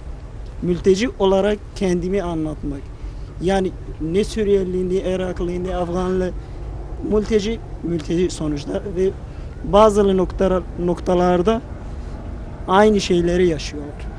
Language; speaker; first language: Turkish; non-native, fluent; Arabic